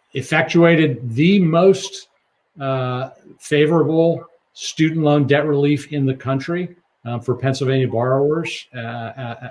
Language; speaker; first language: English; native; English